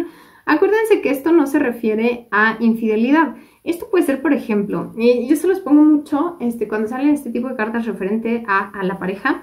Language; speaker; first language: Spanish; native; Spanish